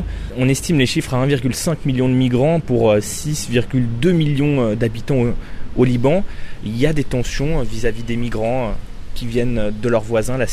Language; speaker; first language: French; native; French